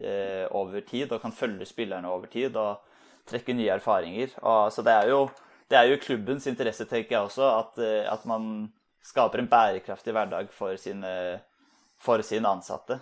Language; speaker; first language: Norwegian; native; Norwegian